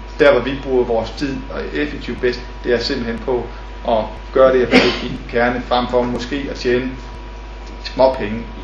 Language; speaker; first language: Danish; native; Danish